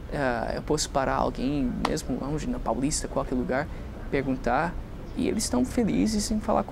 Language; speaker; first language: Portuguese; non-native, fluent; English